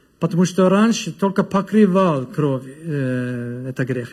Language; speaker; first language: Russian; non-native, learner; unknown